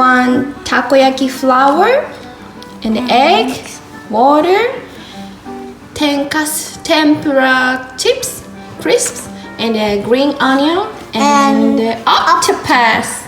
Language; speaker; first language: English; non-native, fluent; Japanese